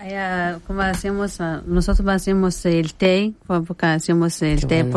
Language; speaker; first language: Spanish; non-native, learner; Arabic